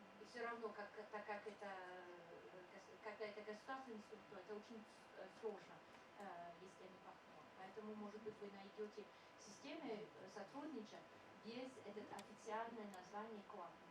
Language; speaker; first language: Russian; non-native, fluent; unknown